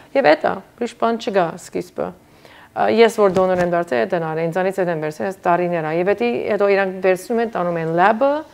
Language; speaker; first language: Armenian; early bilingual, heritage; Armenian